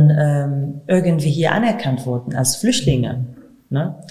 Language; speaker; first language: German; non-native, fluent; Arabic